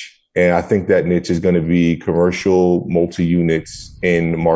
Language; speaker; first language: English; native; English